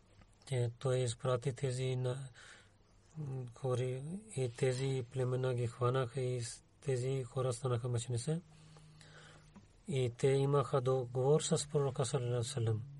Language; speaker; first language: Bulgarian; non-native, learner; Urdu